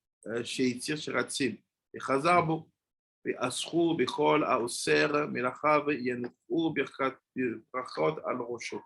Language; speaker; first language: Hebrew; non-native, fluent; French